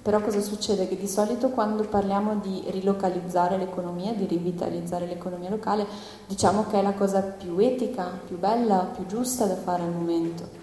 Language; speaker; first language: Italian; non-native, fluent; English